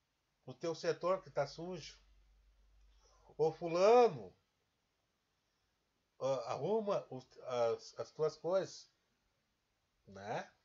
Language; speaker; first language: Portuguese; native; Portuguese